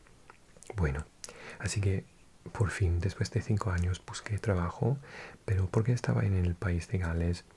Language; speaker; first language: Spanish; non-native, fluent; English